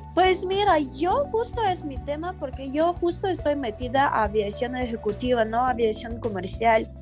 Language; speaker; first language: Spanish; non-native, fluent; Ukrainian